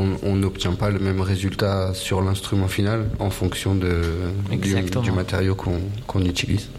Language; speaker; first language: French; native; French